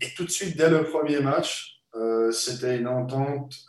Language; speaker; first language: French; native; French